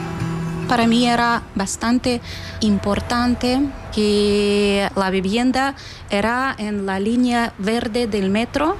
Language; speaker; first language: Spanish; non-native, fluent; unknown